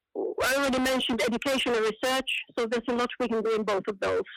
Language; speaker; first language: English; non-native, fluent; Finnish